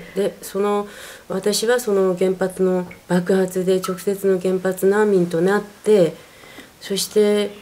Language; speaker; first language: Japanese; native; Japanese